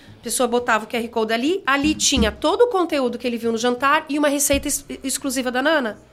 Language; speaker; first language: Portuguese; native; Portuguese